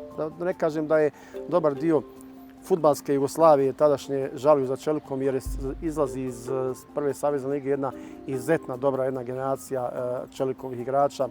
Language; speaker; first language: Bosnian; native; Bosnian